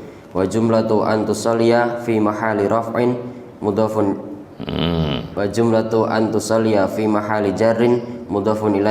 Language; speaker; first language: Arabic; non-native, learner; Indonesian